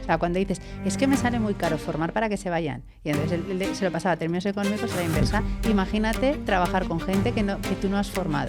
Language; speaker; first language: Spanish; native; Spanish